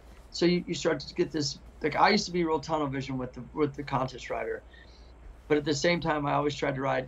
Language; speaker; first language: English; native; English